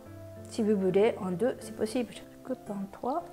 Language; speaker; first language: French; non-native, fluent; Japanese